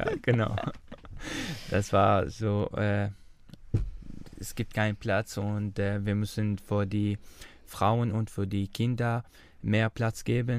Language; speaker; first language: German; non-native, learner; Arabic